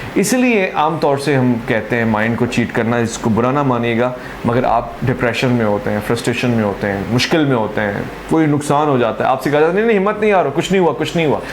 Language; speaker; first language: Urdu; non-native, local second language; Sindhi